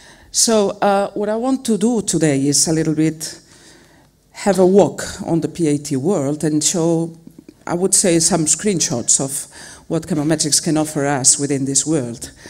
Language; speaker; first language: English; non-native, fluent; Spanish